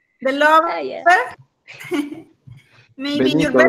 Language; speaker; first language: English; non-native, learner; Spanish